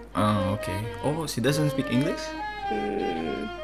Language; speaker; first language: English; non-native, fluent; Indonesian